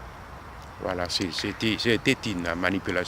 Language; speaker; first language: French; non-native, learner; Korean